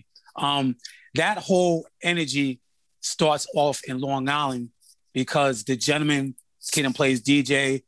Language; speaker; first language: English; native; English